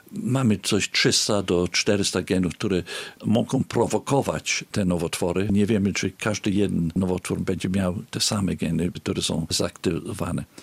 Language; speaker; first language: Polish; early bilingual, heritage; Polish